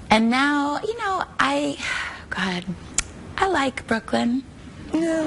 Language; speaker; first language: English; native; English